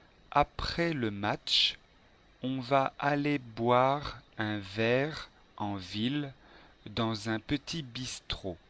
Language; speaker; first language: French; non-native, learner; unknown